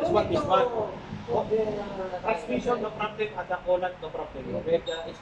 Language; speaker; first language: English; non-native, learner; Filipino